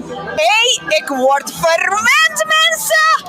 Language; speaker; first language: Dutch; non-native, local second language; Papiamento